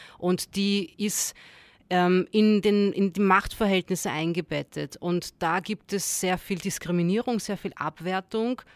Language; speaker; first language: German; early bilingual, other home language; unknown